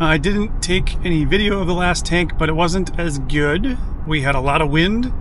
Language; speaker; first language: English; native; English